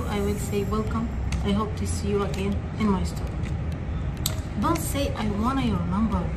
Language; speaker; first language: English; non-native, learner; Arabic